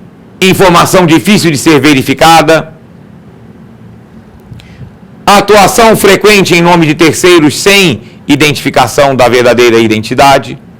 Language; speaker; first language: Portuguese; native; Portuguese